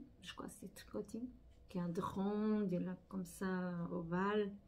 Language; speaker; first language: French; non-native, fluent; Portuguese